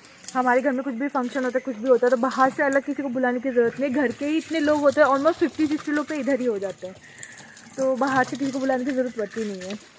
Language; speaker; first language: Hindi; native; Hindi